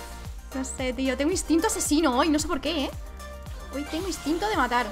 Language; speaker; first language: Spanish; native; Spanish